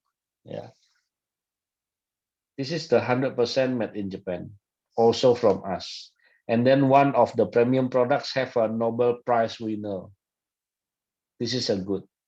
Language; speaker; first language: English; non-native, fluent; Indonesian